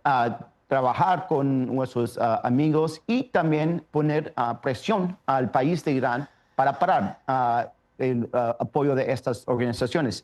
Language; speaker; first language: Spanish; early bilingual, heritage; Spanish